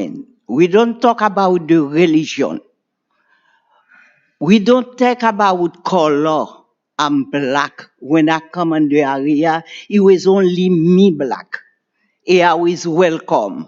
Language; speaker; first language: English; non-native, learner; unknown